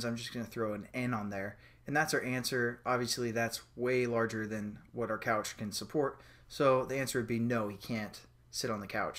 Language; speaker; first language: English; native; English